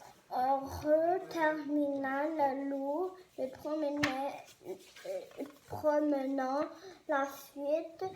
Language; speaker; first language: French; non-native, learner; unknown